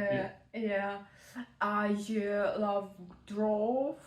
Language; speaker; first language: English; non-native, learner; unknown